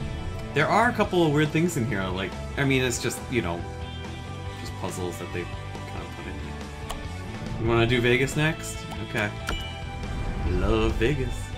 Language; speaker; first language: English; native; English